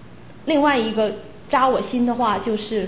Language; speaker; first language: Chinese; native; Chinese